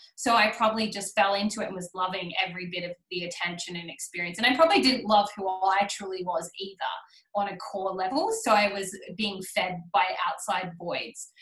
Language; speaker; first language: English; native; English